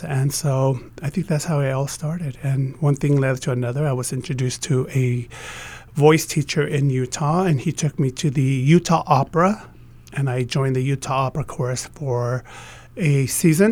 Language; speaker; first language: English; native; English